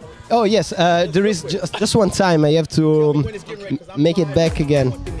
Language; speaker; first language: English; non-native, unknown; Italian